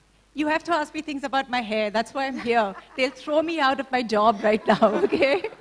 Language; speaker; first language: English; non-native, local second language; Hindi